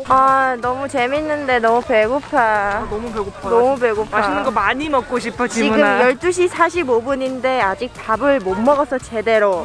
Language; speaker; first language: Korean; early bilingual, heritage; Korean